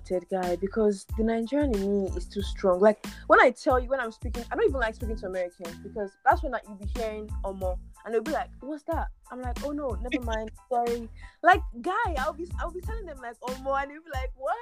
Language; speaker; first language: English; non-native, local second language; Yoruba